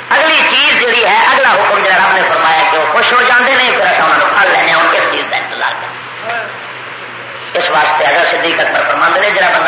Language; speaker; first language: Urdu; non-native, local second language; Punjabi